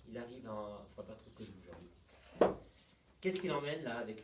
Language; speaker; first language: French; native; French